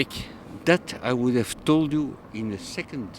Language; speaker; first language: English; non-native, learner; French